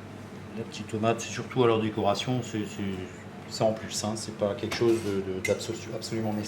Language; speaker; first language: French; native; French